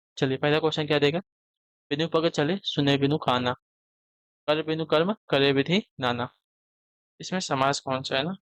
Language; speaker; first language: Hindi; native; Hindi